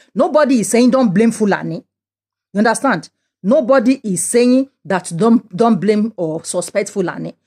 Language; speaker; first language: English; non-native, local second language; Yoruba